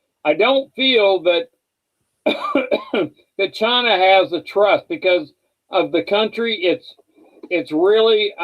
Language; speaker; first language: English; native; English